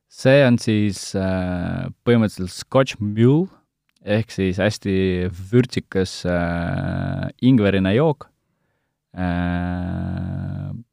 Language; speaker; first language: Estonian; non-native, local second language; Russian